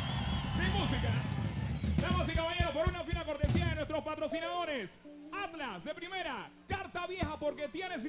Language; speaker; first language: Spanish; native; Spanish